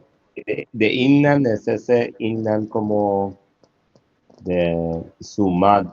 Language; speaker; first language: Spanish; non-native, fluent; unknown